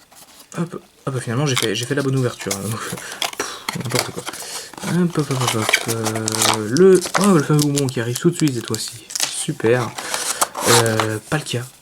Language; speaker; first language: French; native; French